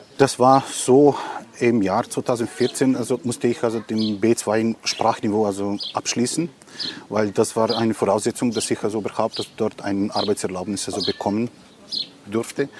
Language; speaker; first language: German; non-native, fluent; Serbian